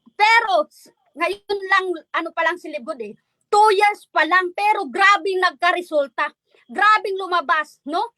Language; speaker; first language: Filipino; non-native, local second language; Waray